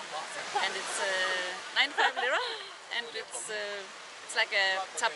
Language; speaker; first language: English; non-native, fluent; Danish